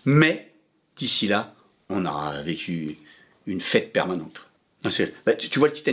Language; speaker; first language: French; native; French